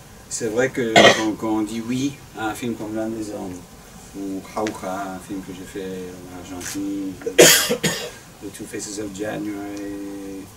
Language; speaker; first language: French; non-native, fluent; English